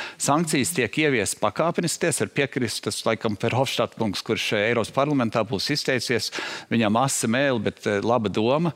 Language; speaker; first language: Latvian; native; Latvian